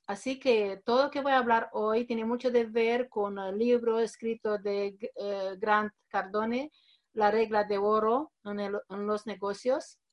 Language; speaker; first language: Spanish; non-native, fluent; Romanian